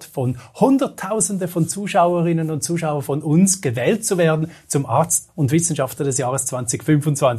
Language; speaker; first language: German; native; German